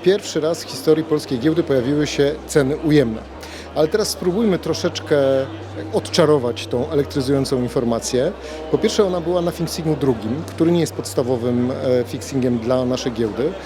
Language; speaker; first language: Polish; native; Polish